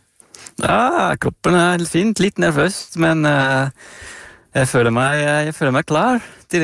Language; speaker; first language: Norwegian; non-native, fluent; Dutch